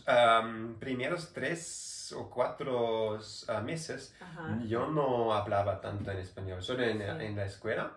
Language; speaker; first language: Spanish; non-native, learner; German